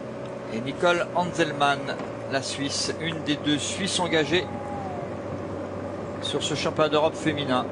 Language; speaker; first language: French; native; French